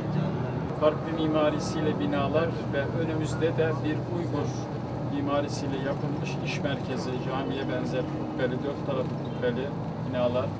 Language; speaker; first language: Turkish; native; Turkish